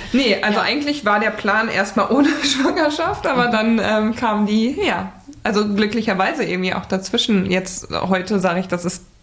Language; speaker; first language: German; native; German